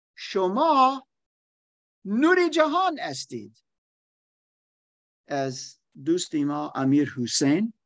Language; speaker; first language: Persian; non-native, learner; German